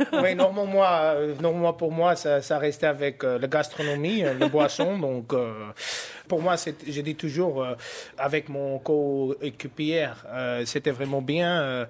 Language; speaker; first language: French; non-native, fluent; Afrikaans